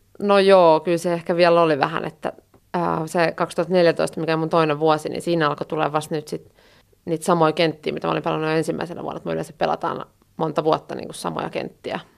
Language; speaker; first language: Finnish; native; Finnish